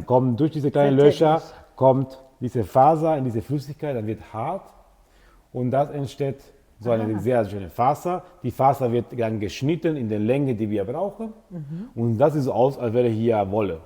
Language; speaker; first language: German; non-native, fluent; Italian